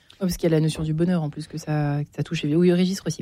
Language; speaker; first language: French; native; French